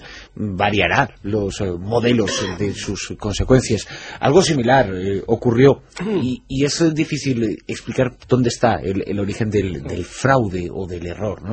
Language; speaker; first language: Spanish; native; Spanish